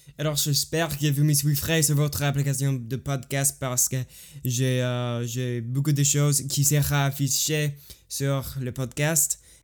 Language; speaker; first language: French; non-native, learner; English